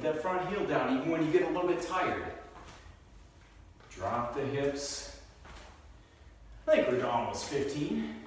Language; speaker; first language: English; native; English